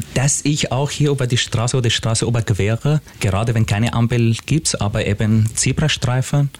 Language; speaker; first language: German; non-native, fluent; Arabic